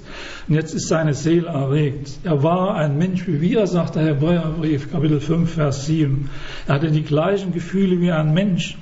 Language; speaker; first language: German; native; German